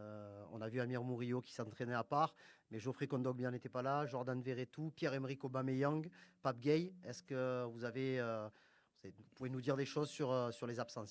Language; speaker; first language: French; native; French